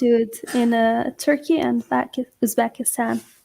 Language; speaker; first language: English; non-native, fluent; Arabic